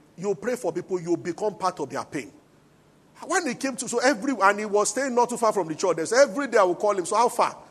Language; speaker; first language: English; non-native, local second language; Yoruba